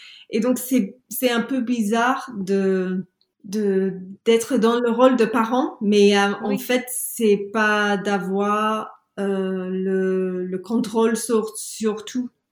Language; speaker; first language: French; non-native, fluent; English